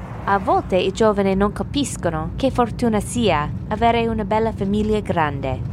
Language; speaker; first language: Italian; non-native, learner; English